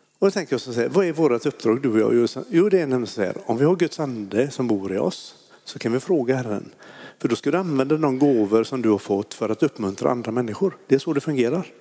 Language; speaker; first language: Swedish; native; Swedish